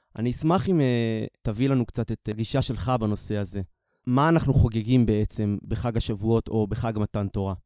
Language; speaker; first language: Hebrew; native; Hebrew